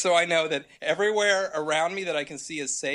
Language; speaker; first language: English; native; English